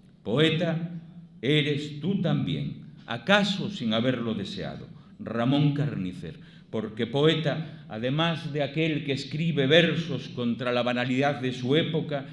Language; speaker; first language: Spanish; native; Spanish